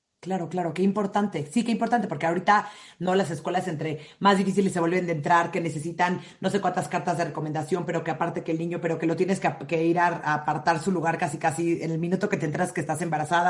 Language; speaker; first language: Spanish; native; Spanish